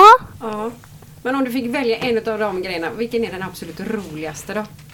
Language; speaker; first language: Swedish; native; Swedish